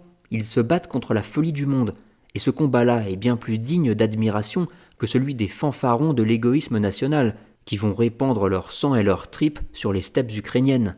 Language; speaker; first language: French; native; French